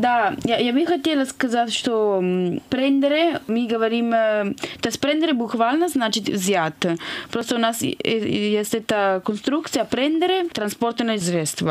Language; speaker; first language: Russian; non-native, fluent; Italian